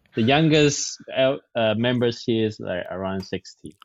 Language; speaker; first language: English; non-native, local second language; Cantonese